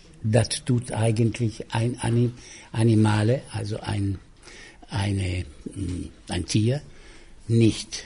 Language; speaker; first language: German; non-native, fluent; Italian